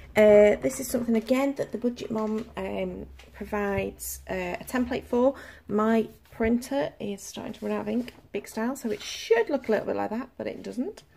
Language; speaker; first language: English; native; English